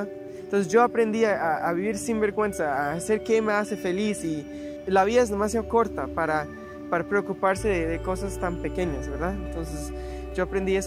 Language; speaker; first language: Spanish; non-native, fluent; English